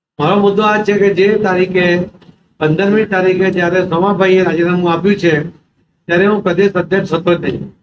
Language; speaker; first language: Gujarati; non-native, local second language; Marathi